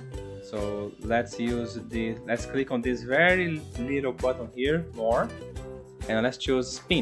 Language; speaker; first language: English; non-native, fluent; Portuguese